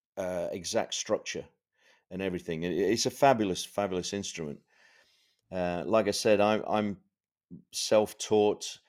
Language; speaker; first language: English; native; English